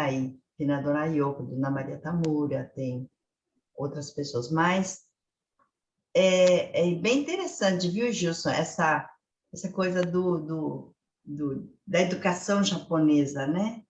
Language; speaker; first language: Portuguese; early bilingual, other home language; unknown